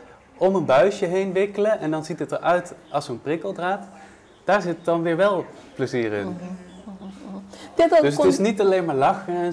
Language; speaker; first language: Dutch; native; Dutch